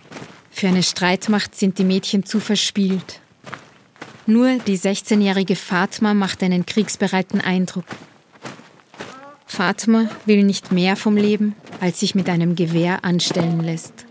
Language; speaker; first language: German; native; German